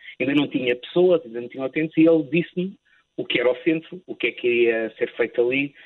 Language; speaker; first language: Portuguese; native; Portuguese